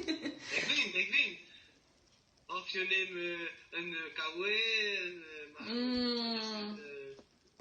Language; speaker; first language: Dutch; non-native, learner; French